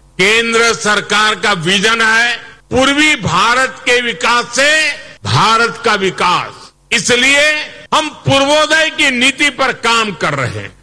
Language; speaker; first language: Hindi; non-native, local second language; Gujarati